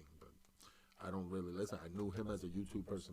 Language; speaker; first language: English; native; English